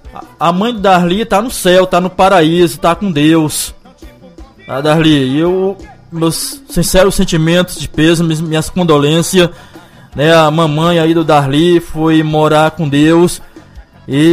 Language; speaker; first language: Portuguese; native; Portuguese